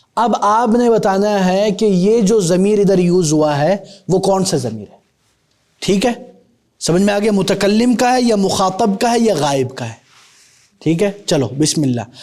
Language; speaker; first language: Urdu; native; Urdu